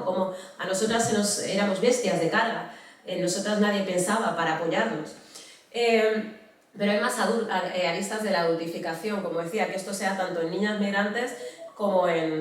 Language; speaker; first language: Spanish; native; Spanish